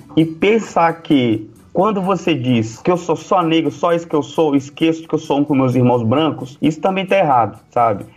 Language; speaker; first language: Portuguese; native; Portuguese